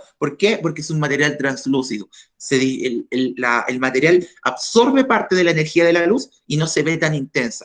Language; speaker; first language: Spanish; native; Spanish